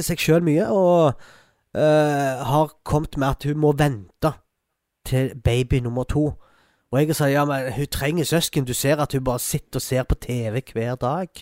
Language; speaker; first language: Norwegian; early bilingual, other home language; Arabic